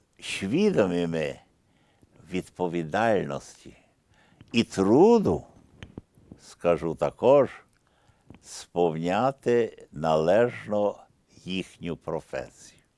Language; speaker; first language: Ukrainian; early bilingual, heritage; Ukrainian